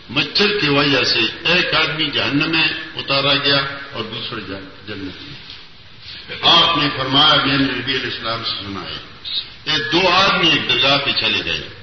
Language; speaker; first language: Urdu; non-native, local second language; Pashto